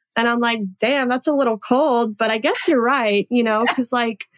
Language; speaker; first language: English; early bilingual, other home language; Polish